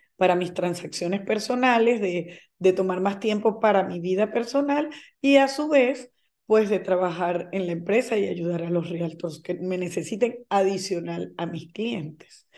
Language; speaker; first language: Spanish; native; Spanish